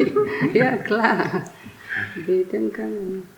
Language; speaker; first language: German; non-native, learner; Telugu